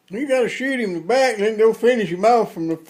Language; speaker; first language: English; native; English